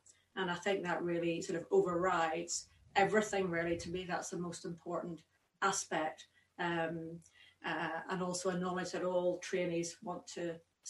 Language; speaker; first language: English; native; English